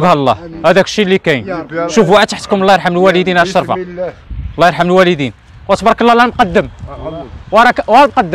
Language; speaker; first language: Arabic; native; Arabic